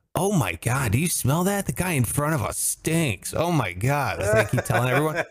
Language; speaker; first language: English; native; English